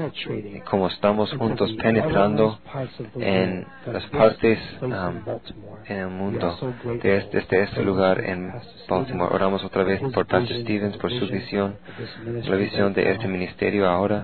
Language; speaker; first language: Spanish; non-native, learner; English